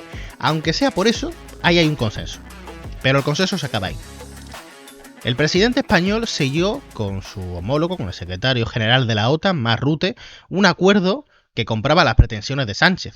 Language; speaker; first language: Spanish; native; Spanish